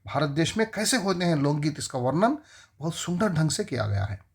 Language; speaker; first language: Hindi; non-native, local second language; Telugu